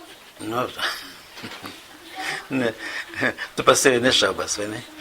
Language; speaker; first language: Latvian; non-native, local second language; Russian